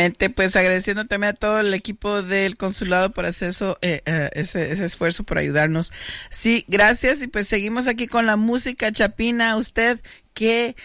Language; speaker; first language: Spanish; native; Spanish